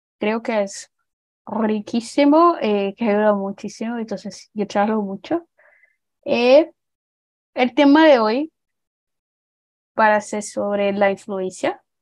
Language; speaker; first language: Spanish; non-native, learner; Portuguese